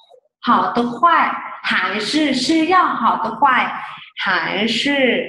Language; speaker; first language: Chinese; non-native, fluent; Thai